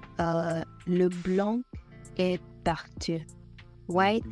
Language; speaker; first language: French; non-native, learner; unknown